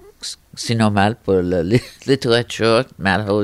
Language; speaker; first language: French; non-native, fluent; English